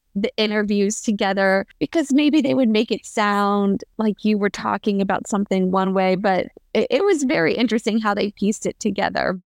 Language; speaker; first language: English; native; English